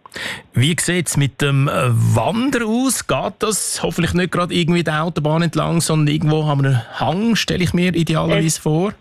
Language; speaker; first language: German; native; German